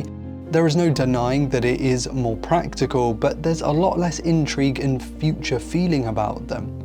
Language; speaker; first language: English; native; English